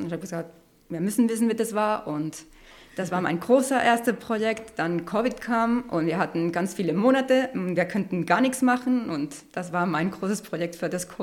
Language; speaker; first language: German; non-native, learner; Spanish